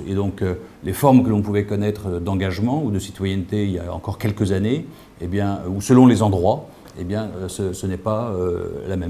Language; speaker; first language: French; native; French